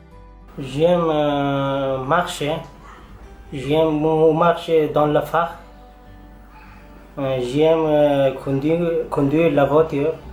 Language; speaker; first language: French; non-native, learner; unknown